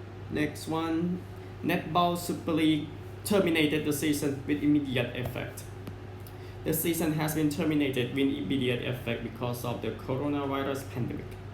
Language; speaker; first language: English; non-native, fluent; Thai